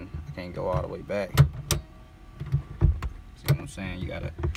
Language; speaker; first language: English; native; English